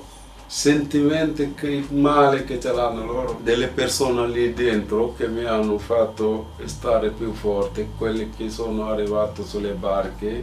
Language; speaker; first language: Italian; non-native, fluent; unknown